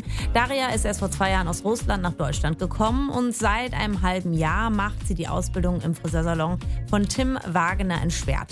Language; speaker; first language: German; native; German